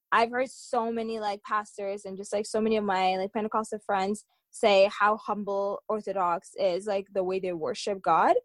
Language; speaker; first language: English; early bilingual, other home language; Tigrinya